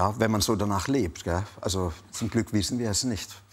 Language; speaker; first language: German; native; German